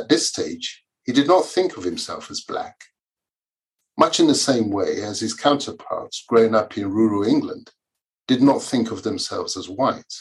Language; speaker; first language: English; early bilingual, other home language; Yoruba